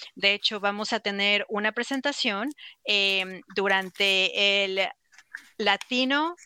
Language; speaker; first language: Spanish; native; Spanish